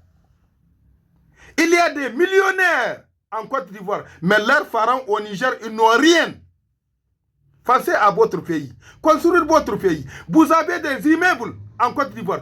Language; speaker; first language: French; non-native, local second language; Hausa